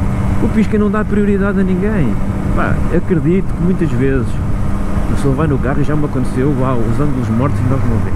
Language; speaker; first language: Portuguese; native; Portuguese